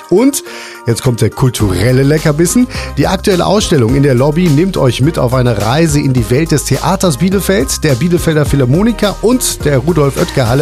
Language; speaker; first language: German; native; German